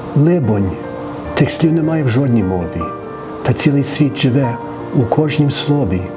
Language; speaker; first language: Ukrainian; non-native, learner; English